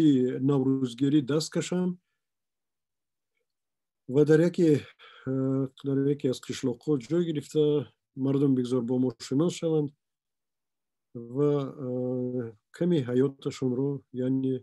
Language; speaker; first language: Persian; non-native, local second language; Shughni